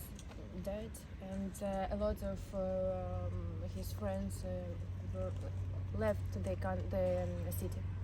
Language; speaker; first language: English; non-native, learner; Ukrainian